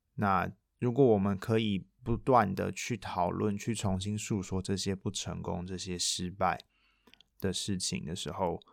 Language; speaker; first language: Chinese; non-native, local second language; Min Nan Chinese